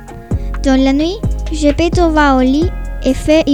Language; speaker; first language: French; non-native, learner; Spanish